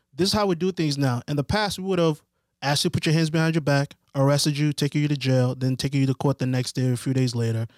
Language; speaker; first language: English; early bilingual, other home language; Haitian Creole